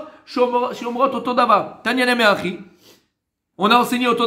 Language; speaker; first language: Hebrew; non-native, fluent; French